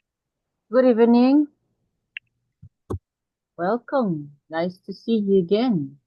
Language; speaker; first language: English; non-native, fluent; Spanish